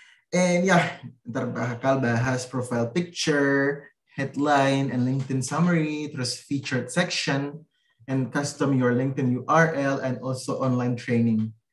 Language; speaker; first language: English; non-native, fluent; Indonesian